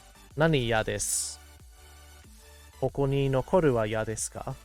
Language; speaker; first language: Japanese; non-native, learner; English